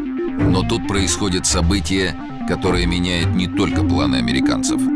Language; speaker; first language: Russian; native; Russian